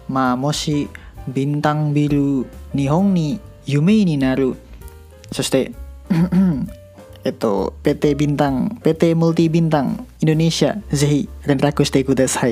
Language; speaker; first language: Japanese; non-native, learner; Indonesian